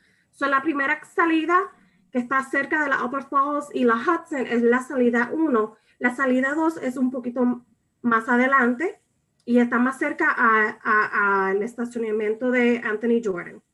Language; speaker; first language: Spanish; early bilingual, other home language; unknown